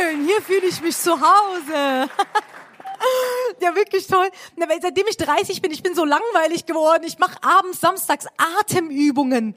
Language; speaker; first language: German; early bilingual, other home language; Persian